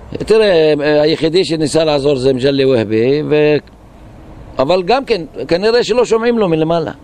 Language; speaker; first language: Hebrew; non-native, local second language; Arabic